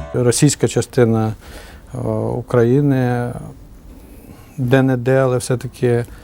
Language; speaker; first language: Ukrainian; non-native, local second language; Hungarian